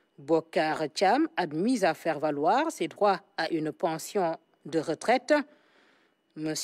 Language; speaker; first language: French; non-native, local second language; Wolof